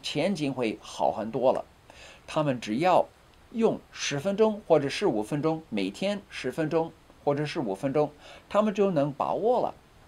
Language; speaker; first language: Chinese; non-native, fluent; English